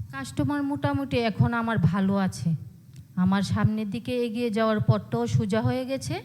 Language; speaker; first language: Bangla; native; Bangla